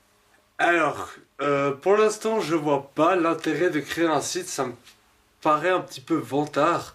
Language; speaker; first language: French; native; French